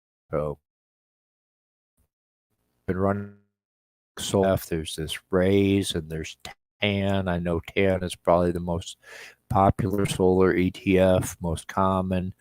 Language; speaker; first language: English; native; English